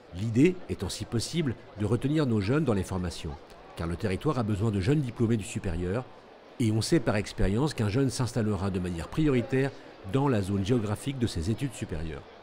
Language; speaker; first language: French; native; French